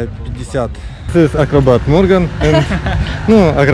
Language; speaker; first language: English; non-native, learner; Russian